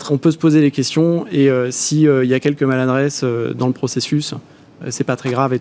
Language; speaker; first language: French; native; French